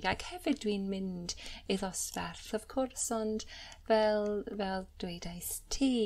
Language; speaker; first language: Welsh; non-native, learner; English